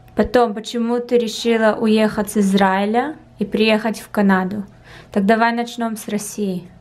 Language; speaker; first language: Russian; early bilingual, heritage; Russian